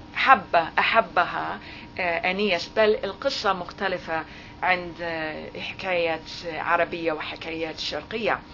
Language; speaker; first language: Arabic; non-native, fluent; English